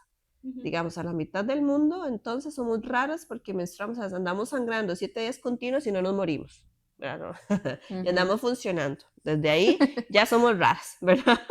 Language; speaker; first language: Spanish; native; Spanish